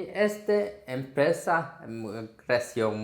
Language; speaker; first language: Spanish; non-native, fluent; Korean